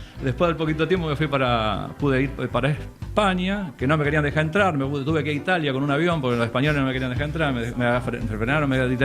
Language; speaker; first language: Spanish; native; Spanish